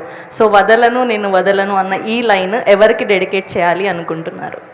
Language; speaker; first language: Telugu; native; Telugu